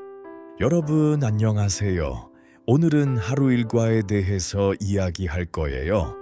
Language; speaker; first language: Korean; non-native, fluent; Uzbek